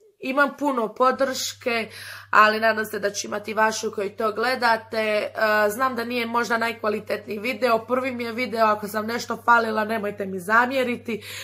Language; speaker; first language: Croatian; early bilingual, other home language; Portuguese